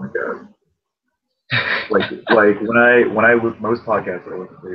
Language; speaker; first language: English; native; English